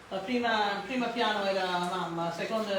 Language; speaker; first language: Italian; early bilingual, heritage; Italian